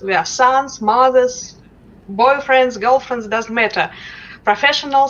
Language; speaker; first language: English; non-native, learner; Russian